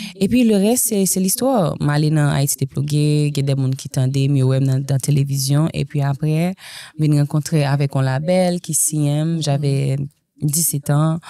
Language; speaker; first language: French; non-native, local second language; Haitian Creole